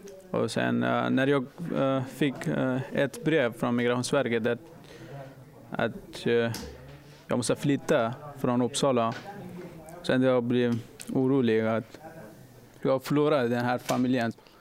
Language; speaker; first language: Swedish; non-native, fluent; Persian